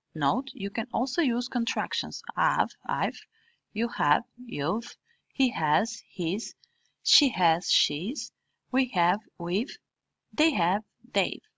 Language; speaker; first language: English; non-native, fluent; Albanian